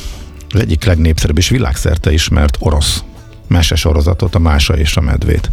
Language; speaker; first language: Hungarian; native; Hungarian